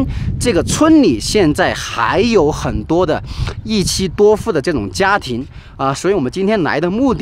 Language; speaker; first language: Chinese; native; Chinese